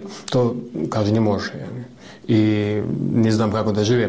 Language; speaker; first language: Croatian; non-native, learner; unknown